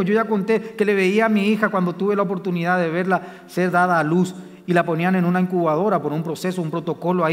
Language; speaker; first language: Spanish; native; Spanish